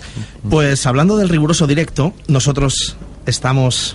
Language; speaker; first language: Spanish; native; Spanish